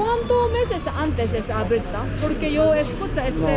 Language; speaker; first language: Spanish; non-native, learner; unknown